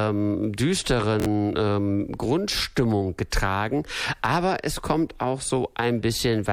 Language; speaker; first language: German; native; German